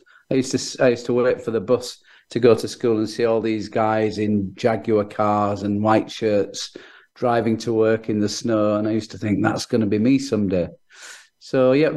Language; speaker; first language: English; native; English